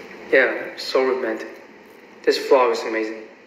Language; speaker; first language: English; non-native, learner; Chinese